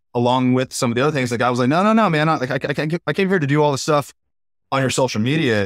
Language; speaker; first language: English; native; English